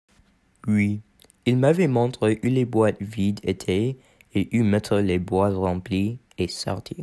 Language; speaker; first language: French; non-native, learner; English